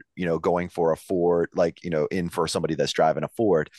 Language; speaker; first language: English; native; English